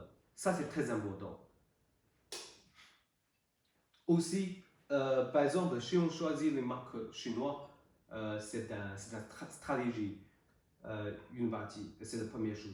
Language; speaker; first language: French; non-native, learner; Chinese